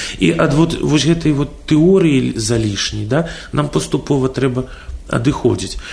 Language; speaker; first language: Belarusian; non-native, local second language; Russian